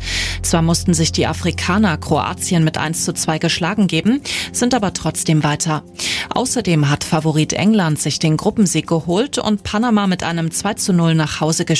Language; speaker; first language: German; native; German